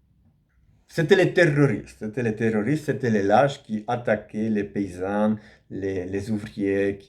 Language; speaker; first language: French; non-native, learner; Polish